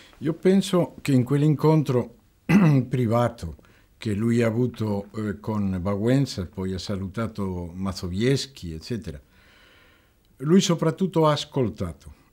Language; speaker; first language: Italian; non-native, fluent; Spanish